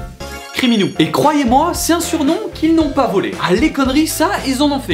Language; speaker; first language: French; native; French